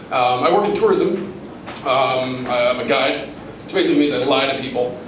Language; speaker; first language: English; native; English